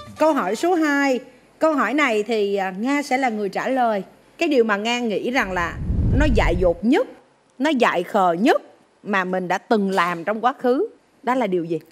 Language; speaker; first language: Vietnamese; native; Vietnamese